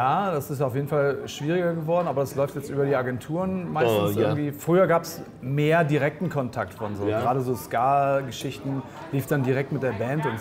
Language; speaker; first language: German; native; German